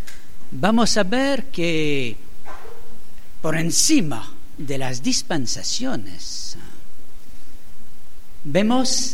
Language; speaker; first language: Spanish; non-native, fluent; French